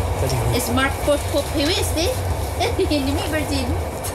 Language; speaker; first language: Dutch; non-native, learner; Cebuano